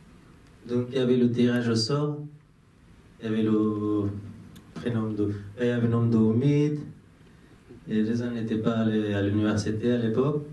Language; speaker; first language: French; non-native, fluent; Persian